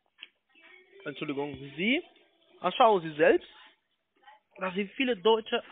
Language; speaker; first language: German; non-native, learner; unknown